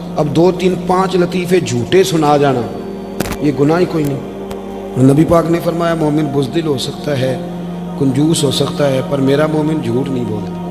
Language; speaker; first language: Urdu; non-native, local second language; Punjabi